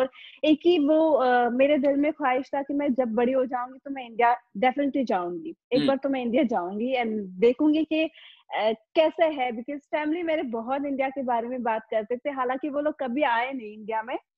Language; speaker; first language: Hindi; non-native, fluent; Pashto